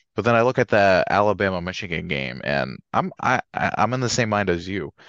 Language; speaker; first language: English; native; English